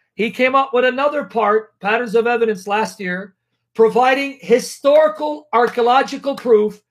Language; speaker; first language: English; native; English